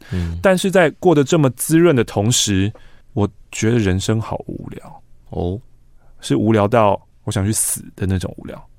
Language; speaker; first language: Chinese; native; Chinese